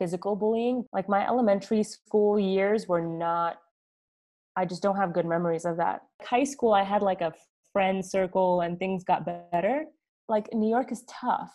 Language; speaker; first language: English; early bilingual, other home language; Arabic